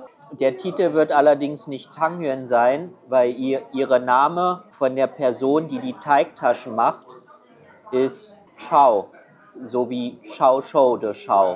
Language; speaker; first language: German; non-native, fluent; Chinese